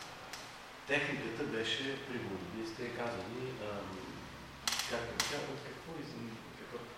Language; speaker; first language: Bulgarian; non-native, fluent; French